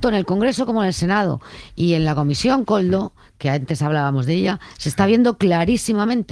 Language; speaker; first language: Spanish; native; Spanish